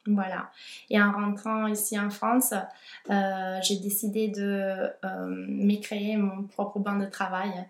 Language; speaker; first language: French; non-native, fluent; Italian